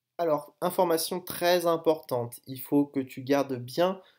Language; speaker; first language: French; native; French